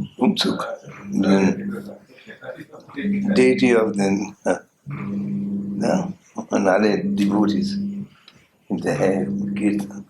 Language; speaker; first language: German; non-native, learner; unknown